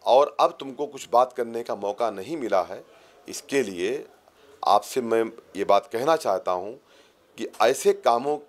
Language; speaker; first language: Hindi; native; Hindi